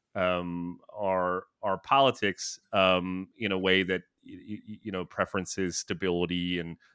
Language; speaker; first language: English; native; English